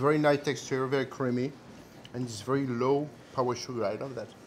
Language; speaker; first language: English; non-native, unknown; French